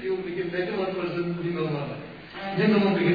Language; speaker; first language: Russian; non-native, learner; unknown